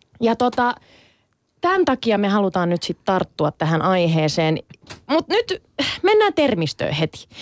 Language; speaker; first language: Finnish; early bilingual, other home language; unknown